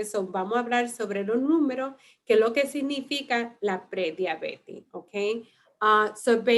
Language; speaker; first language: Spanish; early bilingual, heritage; Spanish